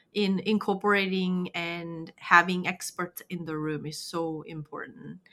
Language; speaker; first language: English; non-native, fluent; Korean